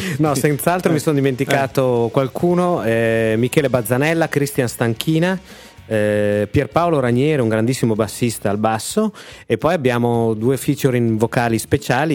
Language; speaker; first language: Italian; native; Italian